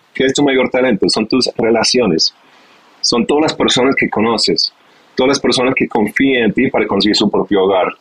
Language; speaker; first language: Spanish; non-native, fluent; English